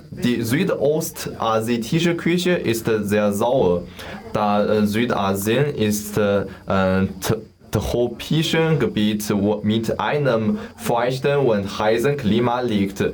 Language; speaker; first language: German; non-native, learner; Chinese